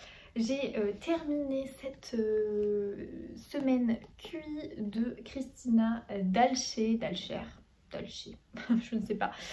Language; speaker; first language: French; native; French